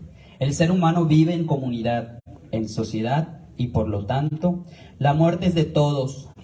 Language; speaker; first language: Spanish; native; Spanish